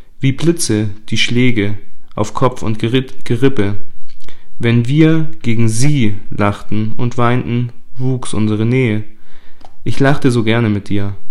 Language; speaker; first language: German; native; German